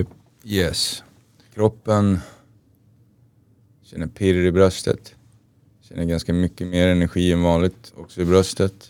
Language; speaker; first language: Swedish; native; Swedish